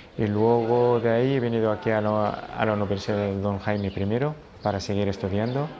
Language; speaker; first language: Spanish; non-native, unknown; Riffian